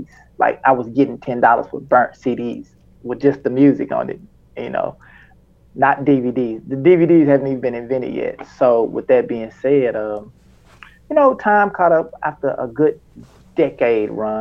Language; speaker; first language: English; native; English